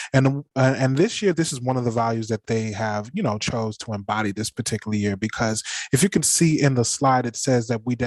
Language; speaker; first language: English; native; English